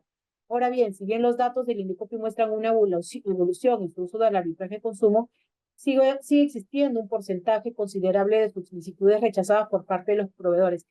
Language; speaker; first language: Spanish; native; Spanish